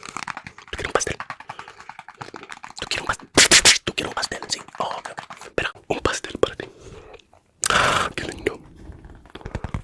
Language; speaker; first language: Spanish; non-native, fluent; English